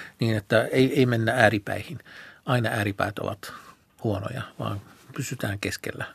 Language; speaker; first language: Finnish; non-native, fluent; Arabic